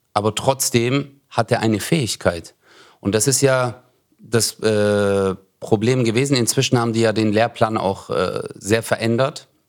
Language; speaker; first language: German; early bilingual, other home language; Turkish